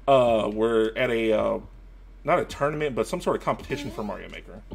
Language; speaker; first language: English; native; English